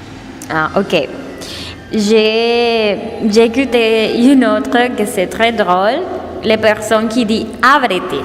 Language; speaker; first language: French; non-native, learner; Spanish